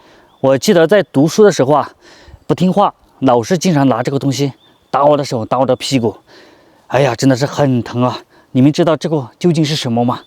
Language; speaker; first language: Chinese; native; Chinese